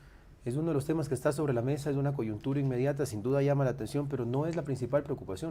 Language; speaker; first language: Spanish; native; Spanish